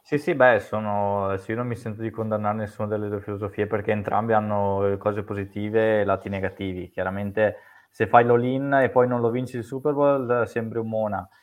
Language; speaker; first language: Italian; native; Italian